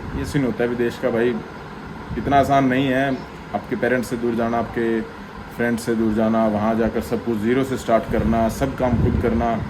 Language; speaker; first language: Hindi; native; Hindi